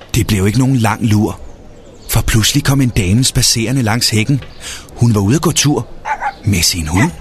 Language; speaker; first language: Danish; native; Danish